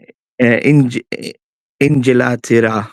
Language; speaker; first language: Arabic; non-native, learner; English